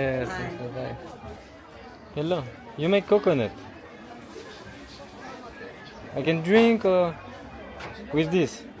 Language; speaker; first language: English; non-native, learner; French